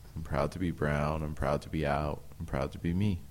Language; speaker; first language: English; native; English